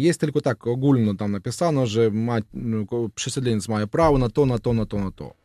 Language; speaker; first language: Polish; non-native, learner; Russian